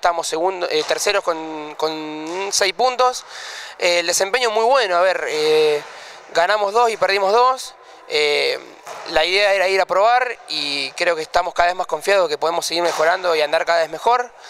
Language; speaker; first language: Spanish; native; Spanish